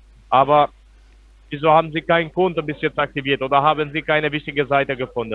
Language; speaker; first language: German; non-native, fluent; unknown